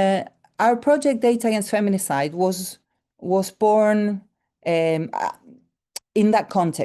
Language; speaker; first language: English; non-native, fluent; Spanish